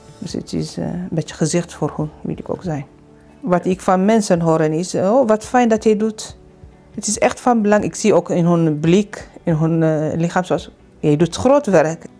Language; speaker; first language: Dutch; non-native, fluent; Tigrinya